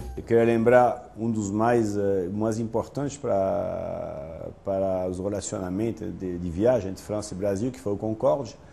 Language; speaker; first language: Portuguese; non-native, fluent; French